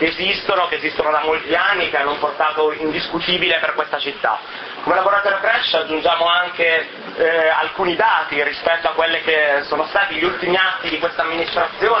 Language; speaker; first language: Italian; native; Italian